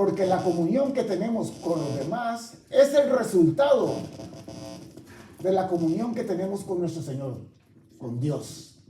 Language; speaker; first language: Spanish; native; Spanish